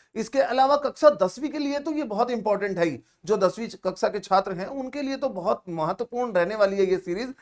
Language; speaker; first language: Hindi; native; Hindi